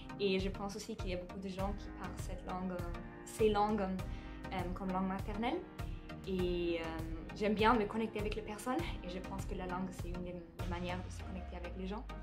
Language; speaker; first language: French; non-native, fluent; German